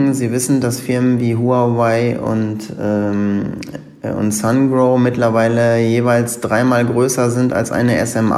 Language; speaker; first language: German; native; German